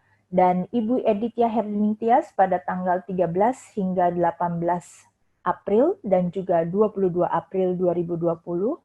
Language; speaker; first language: Indonesian; native; Indonesian